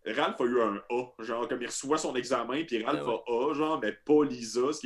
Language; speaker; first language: French; native; French